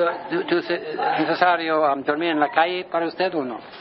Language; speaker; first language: Spanish; non-native, learner; English